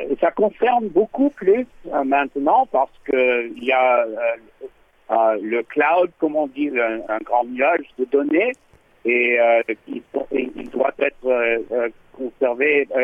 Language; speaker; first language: French; non-native, learner; English